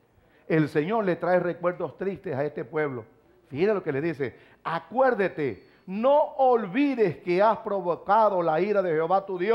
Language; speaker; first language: Spanish; native; Spanish